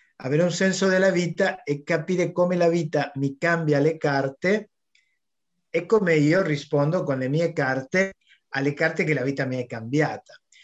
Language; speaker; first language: Italian; non-native, fluent; Spanish